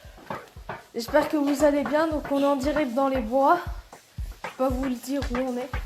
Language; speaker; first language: French; native; French